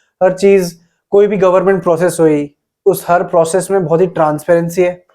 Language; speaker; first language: Hindi; native; Hindi